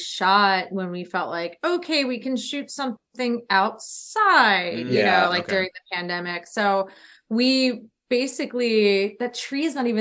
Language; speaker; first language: English; native; English